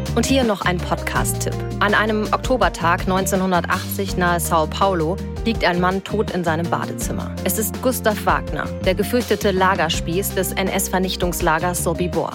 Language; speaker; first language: German; native; German